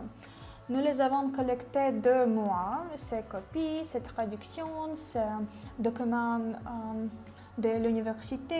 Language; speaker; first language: French; non-native, learner; Ukrainian